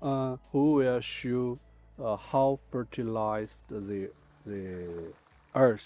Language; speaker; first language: English; non-native, learner; Chinese